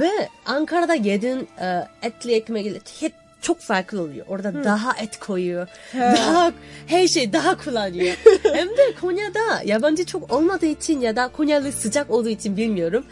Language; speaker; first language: Turkish; non-native, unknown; Korean